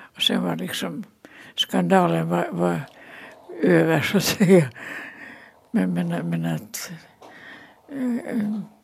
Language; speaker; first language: Swedish; native; Swedish